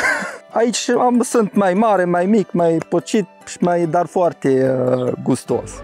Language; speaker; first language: Romanian; non-native, fluent; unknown